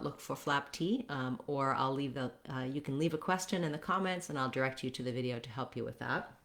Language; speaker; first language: English; native; English